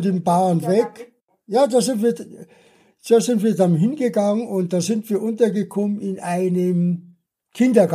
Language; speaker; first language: German; early bilingual, other home language; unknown